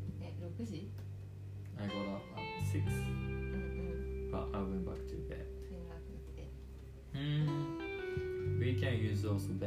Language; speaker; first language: English; non-native, learner; Japanese